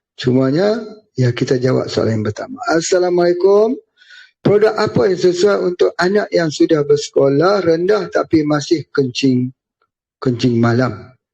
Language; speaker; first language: Malay; native; Malay